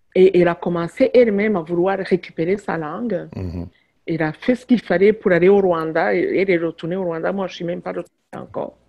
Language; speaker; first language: French; non-native, local second language; Kinyarwanda